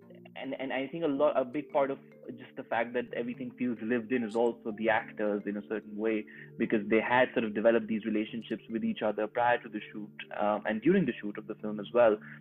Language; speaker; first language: English; non-native, local second language; Urdu